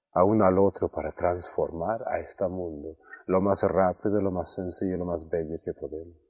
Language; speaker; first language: Spanish; non-native, fluent; Swedish